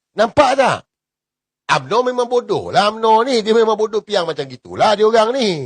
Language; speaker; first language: Malay; native; Malay